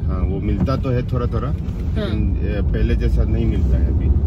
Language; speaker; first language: Hindi; non-native, local second language; Manipuri